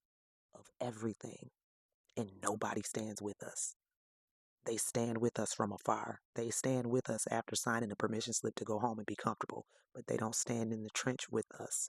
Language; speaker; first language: English; native; English